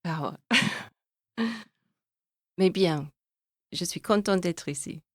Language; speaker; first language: French; non-native, fluent; English